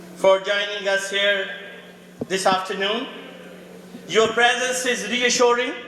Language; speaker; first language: English; non-native, local second language; Punjabi